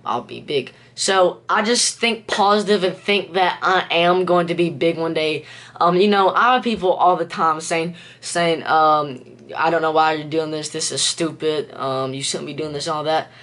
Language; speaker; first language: English; native; English